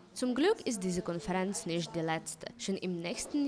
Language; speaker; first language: German; non-native, fluent; Ukrainian